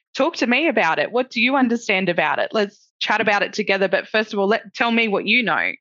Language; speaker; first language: English; native; English